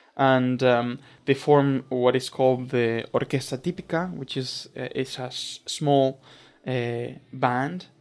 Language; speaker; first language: English; non-native, fluent; Spanish